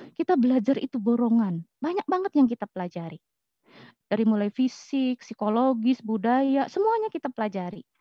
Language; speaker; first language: Indonesian; native; Indonesian